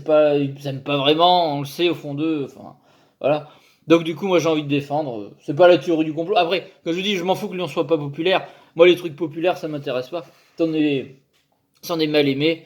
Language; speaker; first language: French; native; French